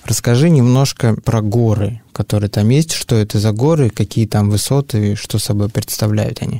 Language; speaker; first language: Russian; native; Russian